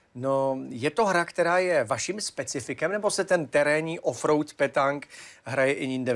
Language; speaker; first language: Czech; native; Czech